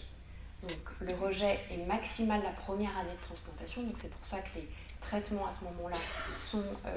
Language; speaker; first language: French; native; French